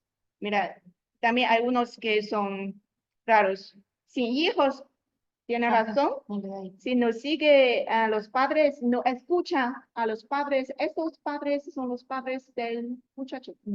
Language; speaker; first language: Spanish; non-native, learner; Chinese